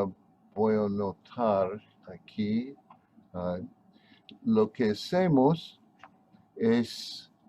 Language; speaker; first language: Spanish; non-native, fluent; English